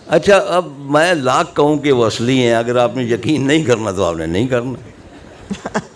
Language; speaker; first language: Urdu; non-native, local second language; Punjabi